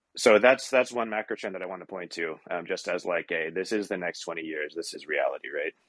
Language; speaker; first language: English; native; English